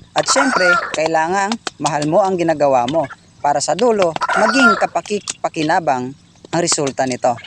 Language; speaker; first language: Filipino; non-native, local second language; Cebuano